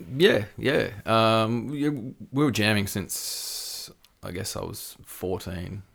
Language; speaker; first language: English; native; English